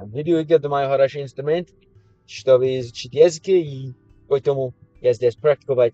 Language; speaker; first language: Russian; non-native, learner; English